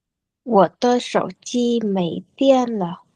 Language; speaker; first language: Chinese; non-native, learner; Vietnamese